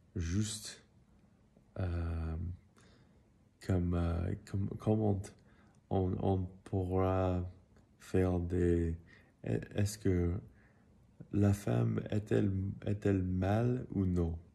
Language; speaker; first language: French; non-native, learner; English